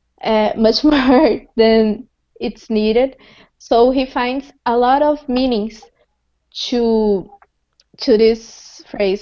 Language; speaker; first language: English; non-native, fluent; Portuguese